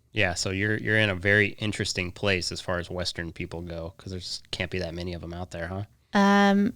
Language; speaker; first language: English; native; English